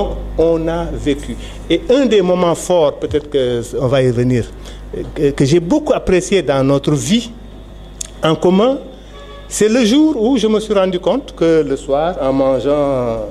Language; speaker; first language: French; non-native, local second language; Wolof